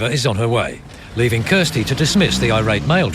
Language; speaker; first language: English; native; English